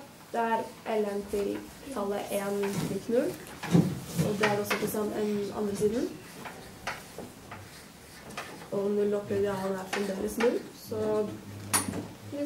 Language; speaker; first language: Norwegian; native; Norwegian